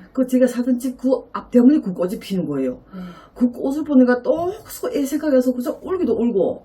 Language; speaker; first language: Korean; native; Korean